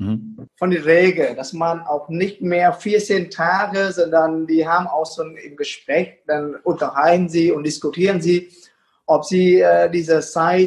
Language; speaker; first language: German; non-native, fluent; Vietnamese